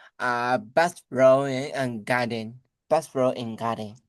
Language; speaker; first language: English; non-native, learner; Burmese